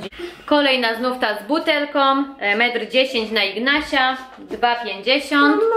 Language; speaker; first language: Polish; native; Polish